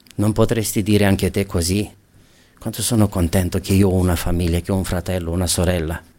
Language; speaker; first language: Italian; non-native, fluent; Romanian